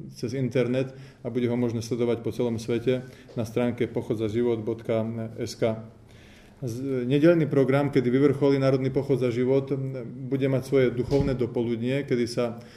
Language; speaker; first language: Slovak; native; Slovak